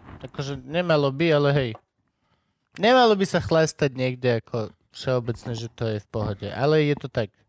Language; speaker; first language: Slovak; native; Slovak